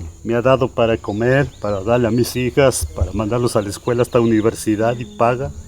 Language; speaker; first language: Spanish; native; Spanish